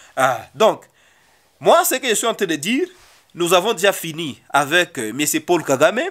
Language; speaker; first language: French; non-native, local second language; Swahili